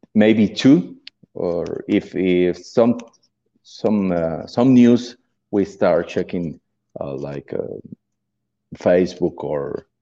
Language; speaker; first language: English; non-native, learner; Spanish